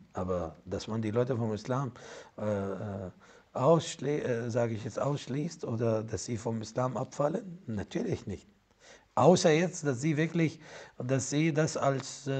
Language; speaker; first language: German; non-native, fluent; Arabic